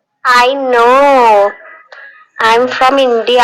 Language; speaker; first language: English; non-native, learner; Hindi